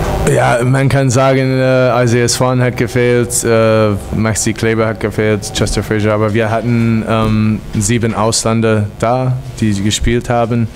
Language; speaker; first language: German; non-native, fluent; English